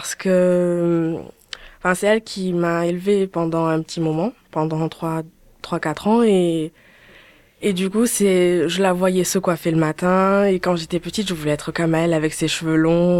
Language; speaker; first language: French; early bilingual, other home language; Chinese